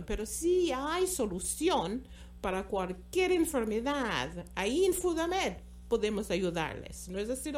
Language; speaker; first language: Spanish; non-native, fluent; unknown